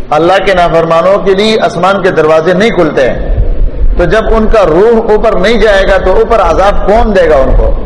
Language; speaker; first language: Urdu; non-native, local second language; Pashto